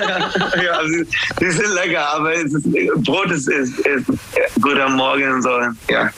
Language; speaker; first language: German; non-native, fluent; English